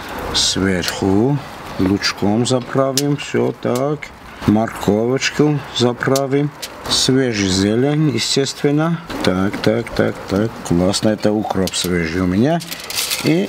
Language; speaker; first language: Russian; non-native, fluent; Armenian